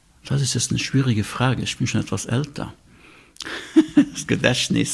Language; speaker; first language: German; non-native, local second language; Luxembourgish